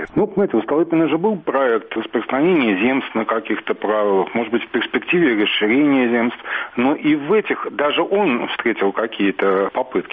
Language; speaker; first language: Russian; native; Russian